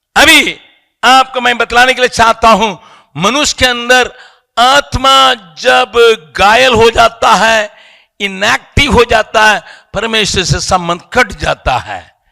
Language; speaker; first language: Hindi; non-native, local second language; Tamil